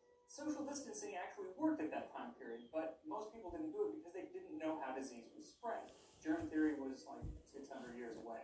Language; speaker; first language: English; native; English